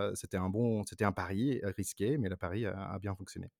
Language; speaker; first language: French; non-native, fluent; English